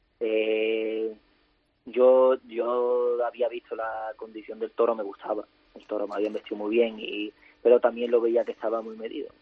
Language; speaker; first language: Spanish; native; Spanish